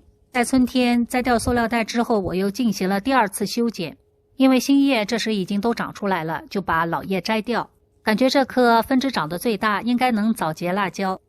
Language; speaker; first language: Chinese; native; Chinese